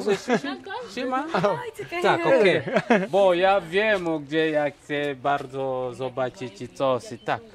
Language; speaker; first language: Polish; non-native, learner; Swahili